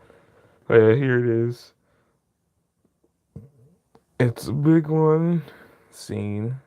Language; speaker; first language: English; native; English